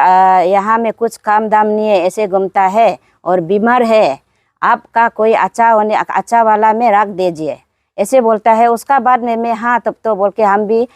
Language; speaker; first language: Hindi; non-native, local second language; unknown